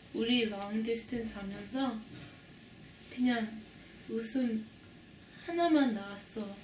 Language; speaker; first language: Korean; non-native, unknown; English